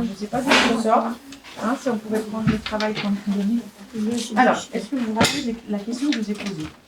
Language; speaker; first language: French; native; French